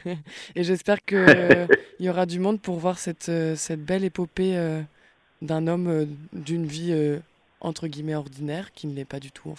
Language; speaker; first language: French; native; French